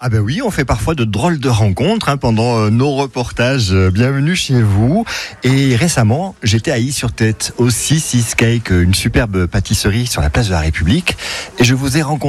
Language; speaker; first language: French; native; French